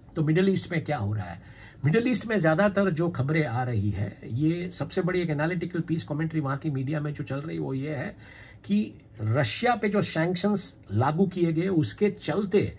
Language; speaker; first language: Hindi; non-native, local second language; Gujarati